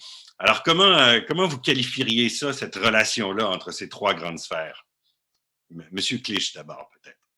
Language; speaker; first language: French; native; French